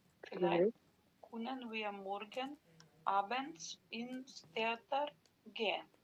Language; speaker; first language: German; non-native, learner; Macedonian